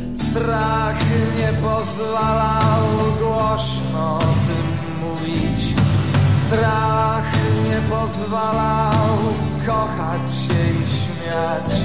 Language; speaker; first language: Polish; native; Polish